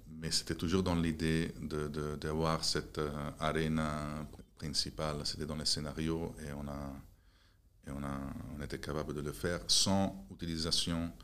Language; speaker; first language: French; non-native, fluent; Italian